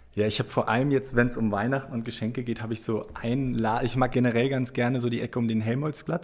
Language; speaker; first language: German; native; German